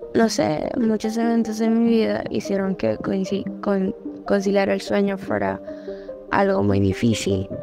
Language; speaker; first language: Spanish; native; Spanish